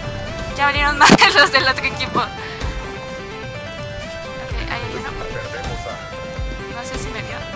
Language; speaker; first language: Spanish; native; Spanish